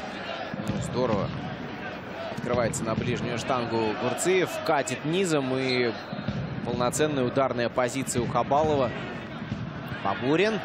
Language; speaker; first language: Russian; native; Russian